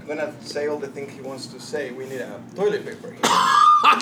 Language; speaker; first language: English; non-native, fluent; Spanish